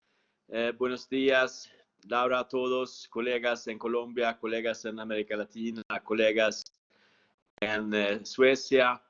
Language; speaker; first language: Spanish; non-native, fluent; Swedish